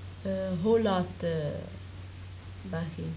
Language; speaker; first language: Dutch; non-native, learner; Arabic